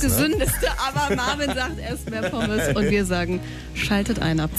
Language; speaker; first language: German; native; German